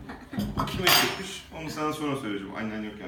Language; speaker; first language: Turkish; native; Turkish